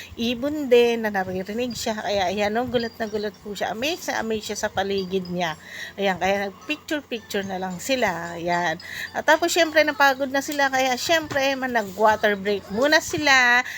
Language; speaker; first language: Filipino; native; Filipino